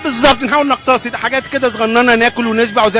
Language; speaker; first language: Arabic; native; Arabic